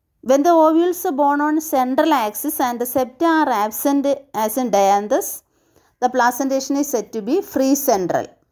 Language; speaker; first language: English; non-native, local second language; Malayalam